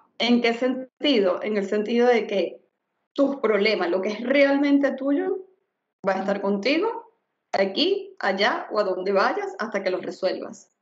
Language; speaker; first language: Spanish; native; Spanish